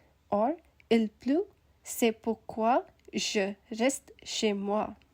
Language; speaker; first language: French; non-native, learner; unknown